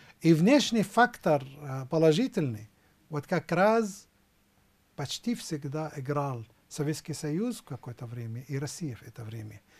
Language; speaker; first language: Russian; non-native, fluent; Arabic